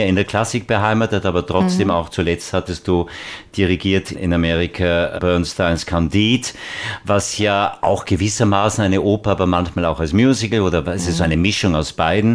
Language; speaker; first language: German; native; German